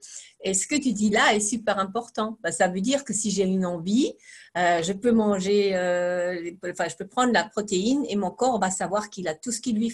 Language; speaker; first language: French; non-native, fluent; German